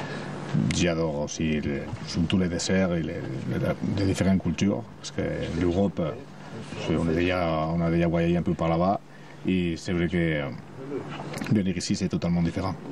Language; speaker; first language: French; non-native, fluent; Spanish